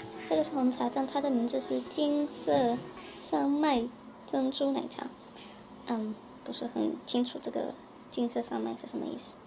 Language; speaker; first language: Chinese; early bilingual, heritage; Chinese